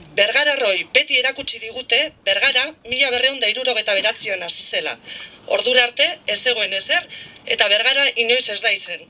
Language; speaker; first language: Basque; native; Basque